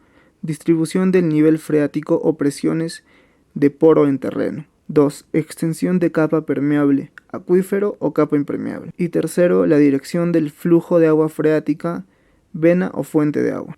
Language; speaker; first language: Spanish; native; Spanish